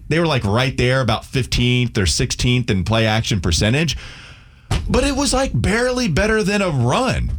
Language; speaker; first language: English; native; English